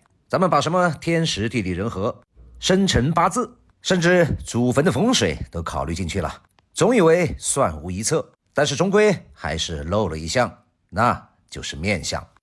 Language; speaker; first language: Chinese; native; Chinese